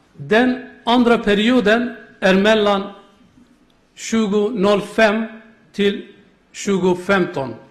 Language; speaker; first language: Swedish; non-native, learner; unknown